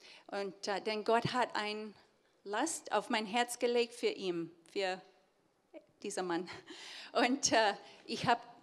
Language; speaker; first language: German; early bilingual, heritage; English